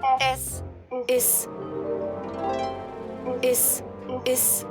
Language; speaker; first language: German; non-native, learner; Turkish